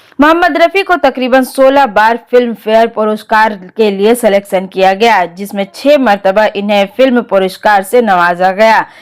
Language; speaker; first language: Hindi; native; Hindi